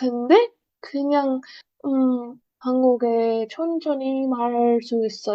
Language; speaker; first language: Korean; non-native, learner; Urdu